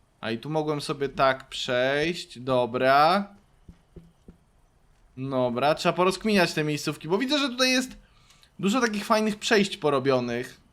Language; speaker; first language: Polish; native; Polish